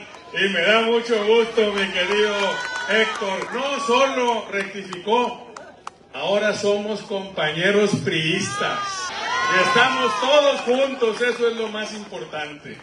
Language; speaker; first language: Spanish; native; Spanish